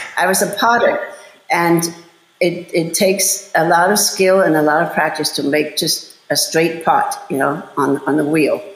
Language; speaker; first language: English; non-native, fluent; German